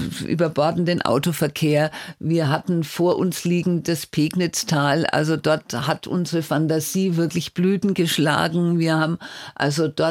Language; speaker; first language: German; native; German